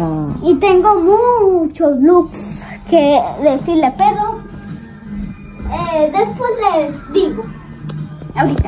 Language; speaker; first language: Spanish; early bilingual, heritage; Spanish